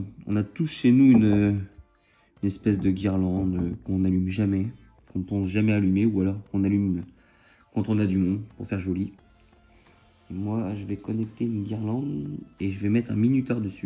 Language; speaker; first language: French; native; French